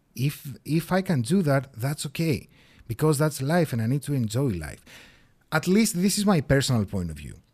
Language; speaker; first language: English; non-native, fluent; Greek